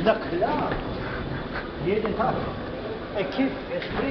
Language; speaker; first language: German; non-native, learner; Kurdish